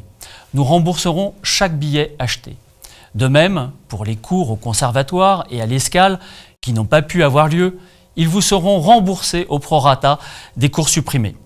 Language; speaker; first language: French; native; French